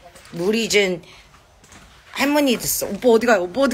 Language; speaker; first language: Korean; non-native, fluent; English